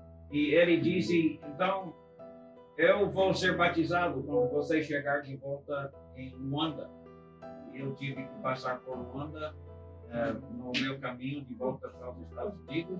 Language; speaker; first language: Portuguese; non-native, fluent; English